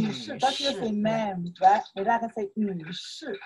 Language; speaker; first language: English; non-native, learner; Chinese